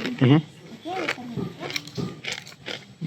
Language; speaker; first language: English; non-native, local second language; Indonesian